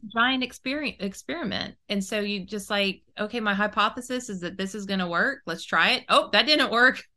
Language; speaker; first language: English; early bilingual, other home language; Italian